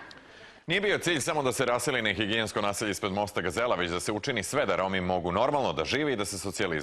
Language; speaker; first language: Serbian; native; Serbian